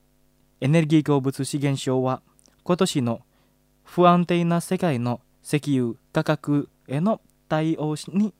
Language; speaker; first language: Japanese; non-native, fluent; Indonesian